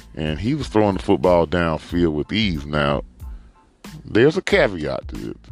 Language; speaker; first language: English; native; English